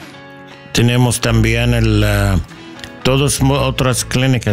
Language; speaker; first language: Spanish; non-native, learner; English